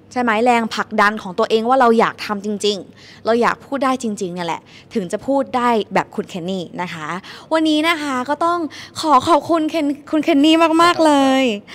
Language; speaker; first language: Thai; native; Thai